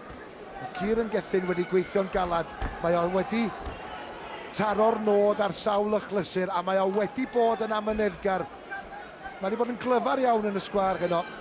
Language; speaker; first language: Welsh; native; Welsh